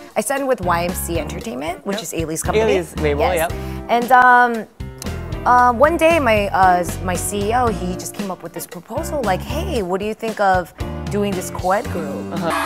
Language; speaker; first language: English; native; English